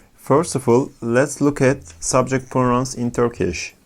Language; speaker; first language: English; non-native, fluent; Turkish